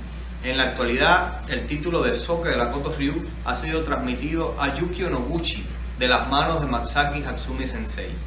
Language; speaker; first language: Spanish; native; Spanish